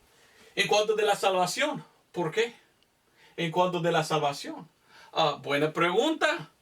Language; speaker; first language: Spanish; non-native, fluent; English